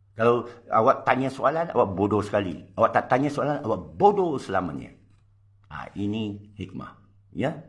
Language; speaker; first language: Malay; non-native, local second language; Min Nan Chinese